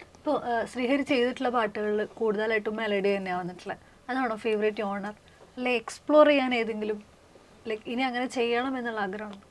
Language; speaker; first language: Malayalam; native; Malayalam